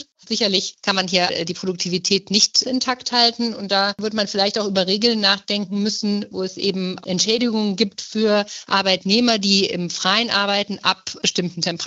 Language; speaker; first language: German; native; German